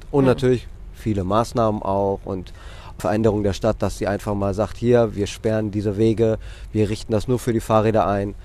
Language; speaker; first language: German; non-native, fluent; Greek